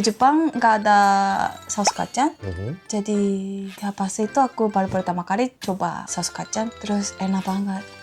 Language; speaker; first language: Indonesian; non-native, fluent; Japanese